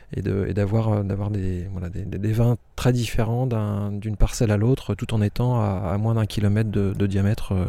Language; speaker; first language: French; native; French